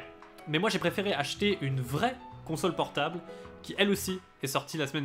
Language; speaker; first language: French; native; French